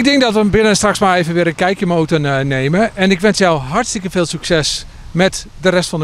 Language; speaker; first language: Dutch; native; Dutch